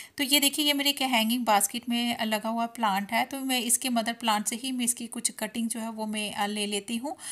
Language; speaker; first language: Hindi; non-native, local second language; Punjabi